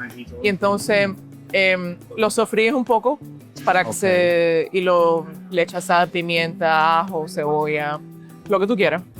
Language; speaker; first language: Spanish; early bilingual, heritage; Spanish